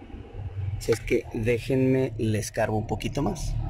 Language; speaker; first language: Spanish; native; Spanish